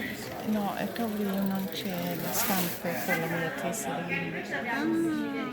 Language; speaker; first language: Italian; non-native, learner; English